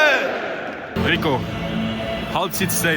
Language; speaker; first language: German; native; German